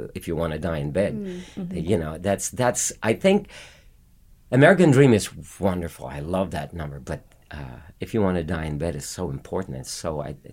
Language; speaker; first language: English; non-native, local second language; Filipino